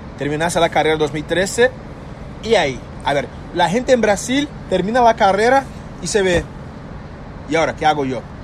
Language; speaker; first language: Spanish; non-native, fluent; Portuguese